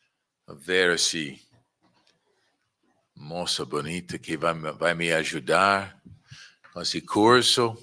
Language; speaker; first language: Portuguese; non-native, fluent; English